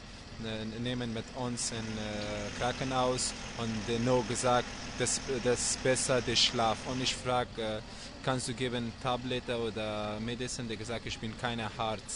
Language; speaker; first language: German; non-native, learner; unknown